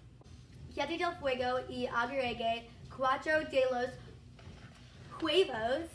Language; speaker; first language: Spanish; non-native, learner; English